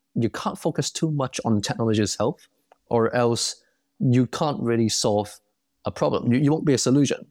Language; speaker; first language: English; non-native, local second language; Cantonese